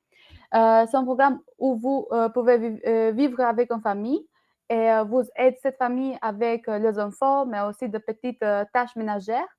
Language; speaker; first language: French; non-native, learner; Albanian